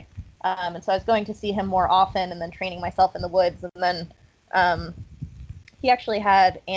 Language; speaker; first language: English; native; English